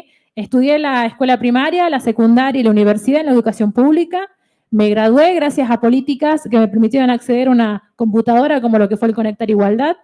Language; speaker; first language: Spanish; native; Spanish